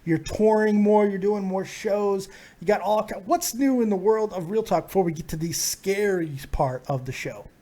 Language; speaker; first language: English; native; English